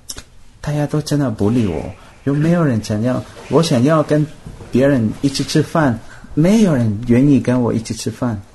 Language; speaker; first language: Chinese; non-native, fluent; Spanish